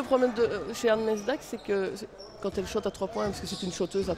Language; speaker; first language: French; native; French